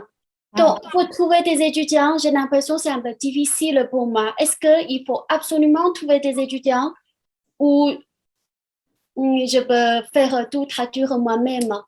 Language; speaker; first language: French; non-native, fluent; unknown